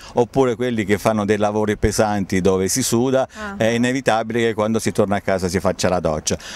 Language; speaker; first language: Italian; native; Italian